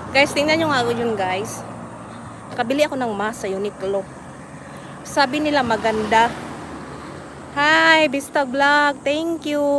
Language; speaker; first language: Filipino; non-native, local second language; Waray